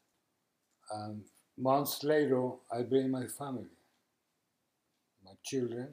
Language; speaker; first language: English; non-native, learner; Spanish